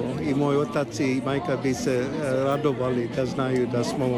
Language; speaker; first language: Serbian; early bilingual, heritage; Croatian